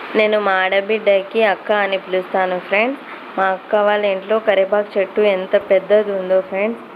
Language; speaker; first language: Telugu; non-native, local second language; Urdu